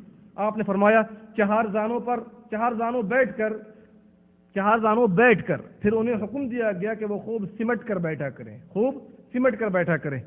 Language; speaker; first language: Urdu; native; Urdu